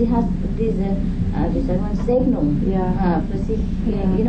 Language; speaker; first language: German; non-native, learner; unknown